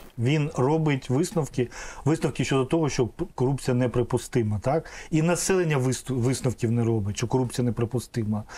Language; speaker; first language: Ukrainian; non-native, local second language; Russian